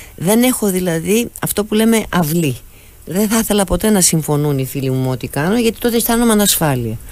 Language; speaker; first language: Greek; native; Greek